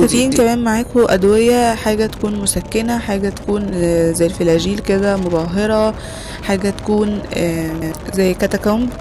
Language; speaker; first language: Arabic; native; Arabic